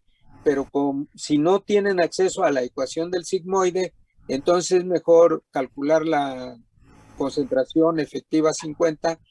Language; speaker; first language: Spanish; native; Spanish